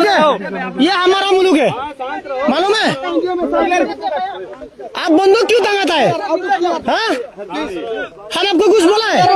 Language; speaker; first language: Hindi; non-native, learner; Bangla